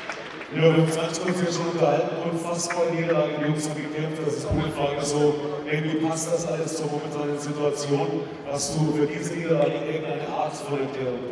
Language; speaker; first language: German; native; German